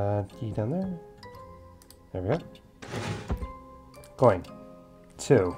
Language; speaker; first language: English; native; English